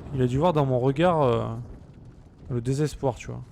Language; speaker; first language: French; native; French